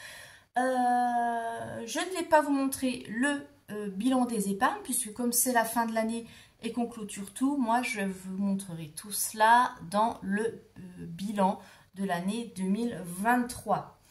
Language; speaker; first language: French; native; French